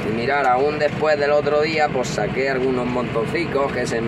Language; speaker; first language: Spanish; native; Spanish